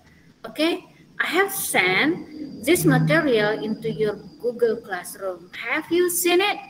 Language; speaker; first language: English; non-native, learner; Indonesian